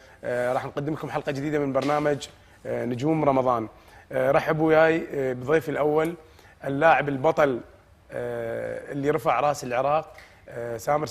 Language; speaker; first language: Arabic; native; Arabic